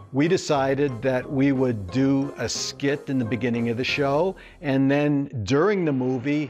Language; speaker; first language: English; native; English